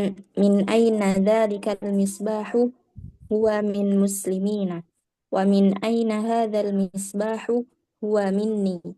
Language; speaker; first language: Arabic; non-native, learner; Indonesian